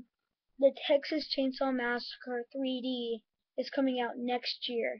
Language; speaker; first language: English; native; English